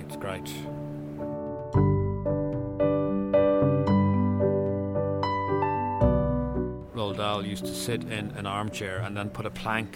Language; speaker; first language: English; native; English